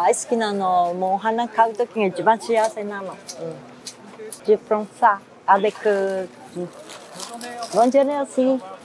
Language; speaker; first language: Japanese; native; Japanese